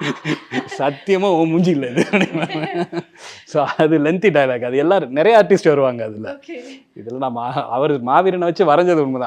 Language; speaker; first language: Tamil; native; Tamil